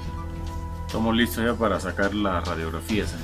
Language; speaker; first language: Spanish; native; Spanish